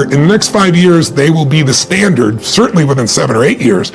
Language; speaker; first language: English; native; English